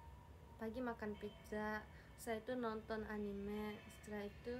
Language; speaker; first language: Indonesian; non-native, fluent; Japanese